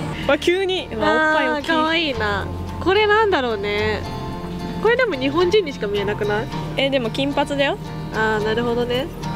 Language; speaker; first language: Japanese; native; Japanese